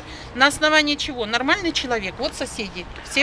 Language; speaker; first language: Russian; native; Russian